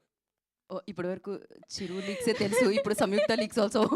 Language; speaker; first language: Telugu; native; Telugu